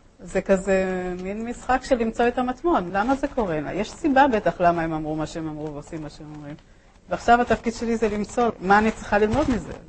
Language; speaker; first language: Hebrew; early bilingual, other home language; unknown